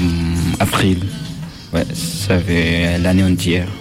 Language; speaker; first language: French; non-native, learner; Arabic